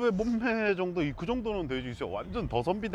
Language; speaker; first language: Korean; native; Korean